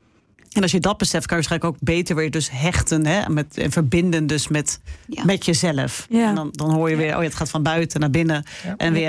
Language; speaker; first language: Dutch; native; Dutch